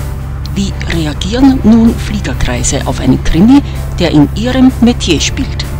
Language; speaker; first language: German; native; German